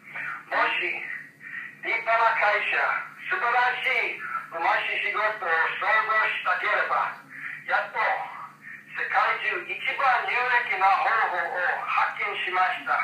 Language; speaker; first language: Japanese; non-native, learner; English